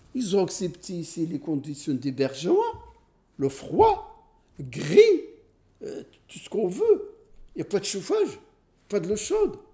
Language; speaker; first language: French; non-native, fluent; Arabic